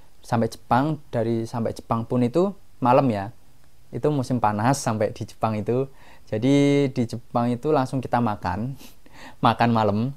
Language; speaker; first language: Indonesian; non-native, local second language; Javanese